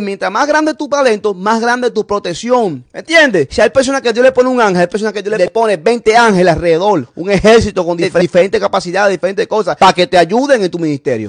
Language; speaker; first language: Spanish; native; Spanish